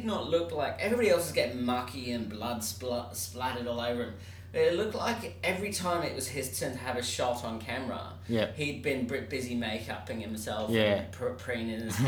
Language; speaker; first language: English; native; English